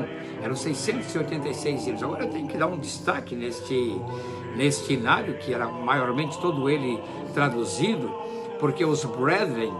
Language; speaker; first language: Portuguese; native; Portuguese